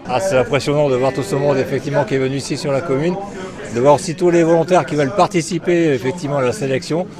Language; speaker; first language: French; native; French